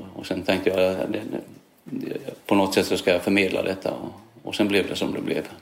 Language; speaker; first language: Swedish; native; Swedish